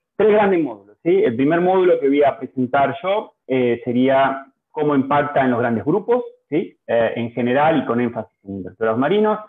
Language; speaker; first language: Spanish; native; Spanish